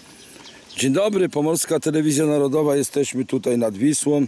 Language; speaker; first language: Polish; native; Polish